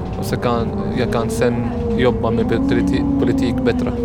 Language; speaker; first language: Swedish; non-native, learner; Arabic